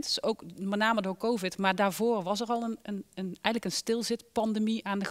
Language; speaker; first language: Dutch; native; Dutch